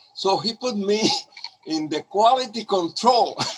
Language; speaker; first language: English; non-native, fluent; Spanish